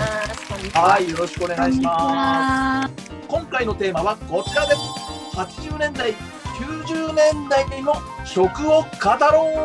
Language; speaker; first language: Japanese; native; Japanese